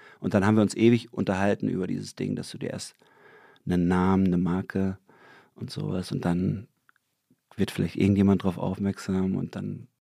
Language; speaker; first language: German; native; German